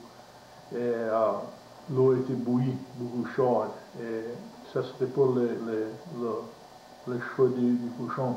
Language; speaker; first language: French; native; French